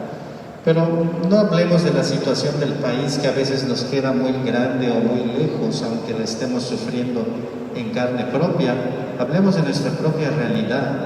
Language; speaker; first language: Spanish; native; Spanish